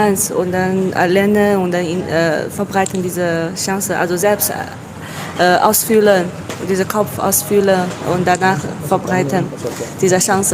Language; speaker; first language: German; non-native, learner; Indonesian